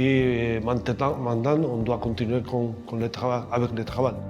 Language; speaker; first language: French; non-native, learner; Spanish